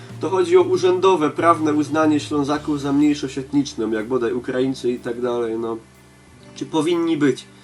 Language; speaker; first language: Polish; native; Polish